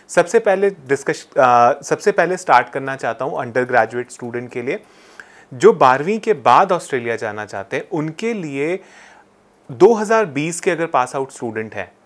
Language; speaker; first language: Hindi; native; Hindi